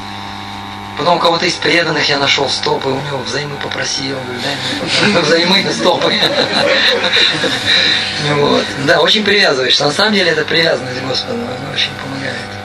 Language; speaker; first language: Russian; native; Russian